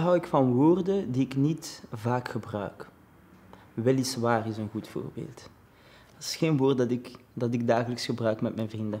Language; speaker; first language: Dutch; early bilingual, other home language; Arabic